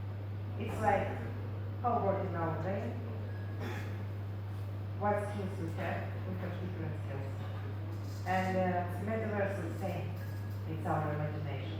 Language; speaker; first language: English; non-native, learner; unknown